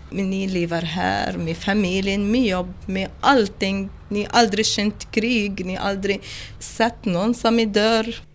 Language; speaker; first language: Swedish; non-native, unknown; Arabic